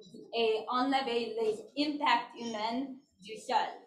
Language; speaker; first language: French; non-native, learner; English